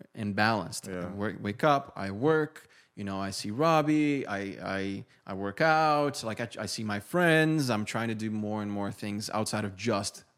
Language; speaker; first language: English; non-native, fluent; Portuguese